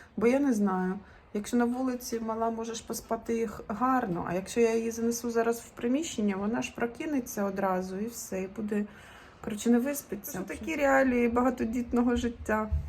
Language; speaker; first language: Ukrainian; native; Ukrainian